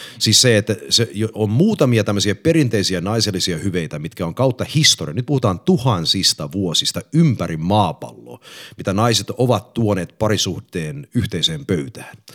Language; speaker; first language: Finnish; early bilingual, heritage; English